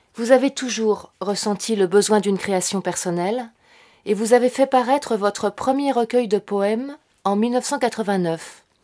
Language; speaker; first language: French; native; French